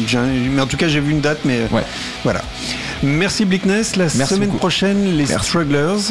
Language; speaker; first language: French; native; French